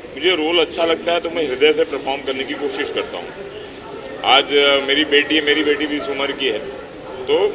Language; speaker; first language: Hindi; native; Hindi